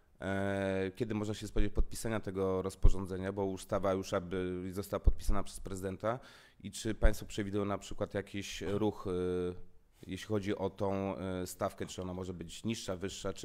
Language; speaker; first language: Polish; native; Polish